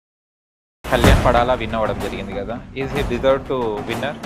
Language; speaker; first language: Telugu; native; Telugu